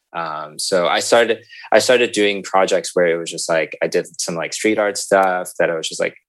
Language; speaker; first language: English; native; English